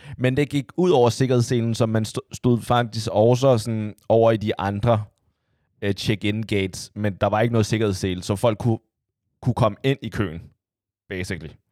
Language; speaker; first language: Danish; early bilingual, other home language; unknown